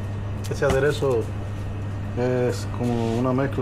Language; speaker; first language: Spanish; native; Spanish